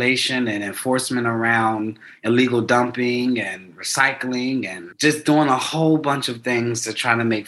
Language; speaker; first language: English; native; English